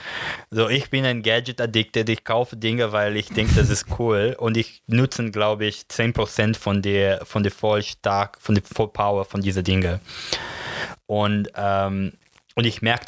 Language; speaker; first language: German; non-native, learner; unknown